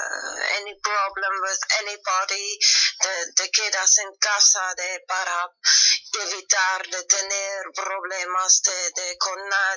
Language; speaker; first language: Spanish; non-native, fluent; German